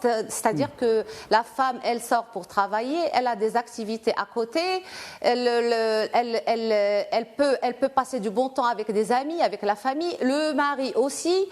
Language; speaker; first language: French; non-native, local second language; Arabic